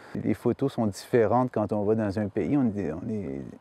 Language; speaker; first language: French; native; French